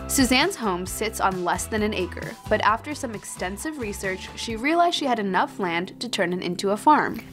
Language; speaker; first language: English; native; English